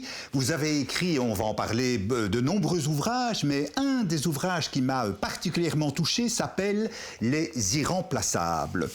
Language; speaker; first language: French; native; French